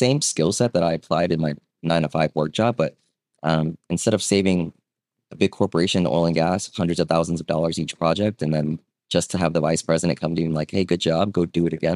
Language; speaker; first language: English; early bilingual, other home language; Vietnamese